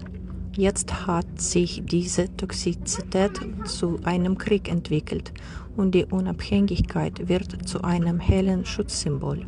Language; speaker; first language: German; non-native, fluent; Ukrainian